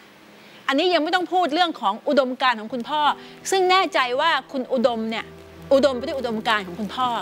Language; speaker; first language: Thai; native; Thai